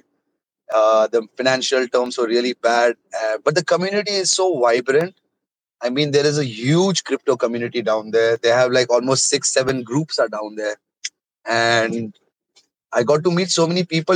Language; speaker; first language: English; non-native, local second language; Hindi